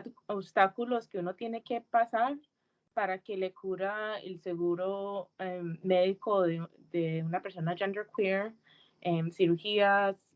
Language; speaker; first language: Spanish; early bilingual, heritage; English